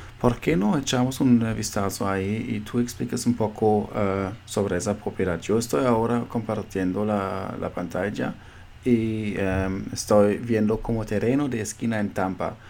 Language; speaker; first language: Spanish; non-native, fluent; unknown